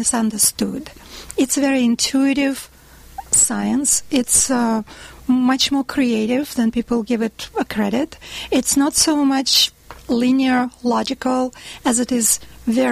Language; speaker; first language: English; non-native, fluent; Russian